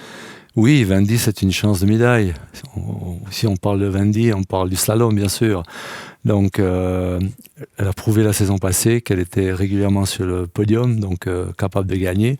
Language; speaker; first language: French; native; French